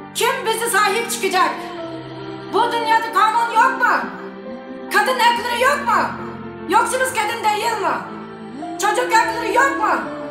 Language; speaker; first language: Turkish; non-native, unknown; Uyghur